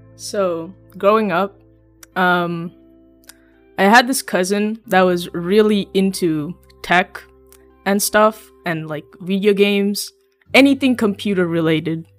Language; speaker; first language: English; early bilingual, other home language; Sinhala